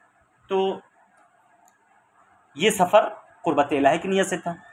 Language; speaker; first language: Urdu; native; Urdu